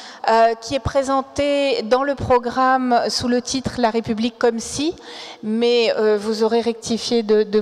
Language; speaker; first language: French; native; French